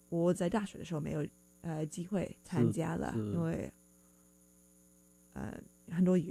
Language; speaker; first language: Chinese; non-native, learner; English